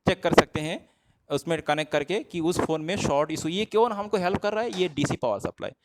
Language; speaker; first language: Hindi; non-native, local second language; Assamese